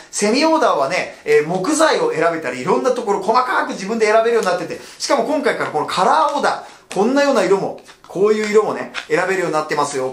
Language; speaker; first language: Japanese; native; Japanese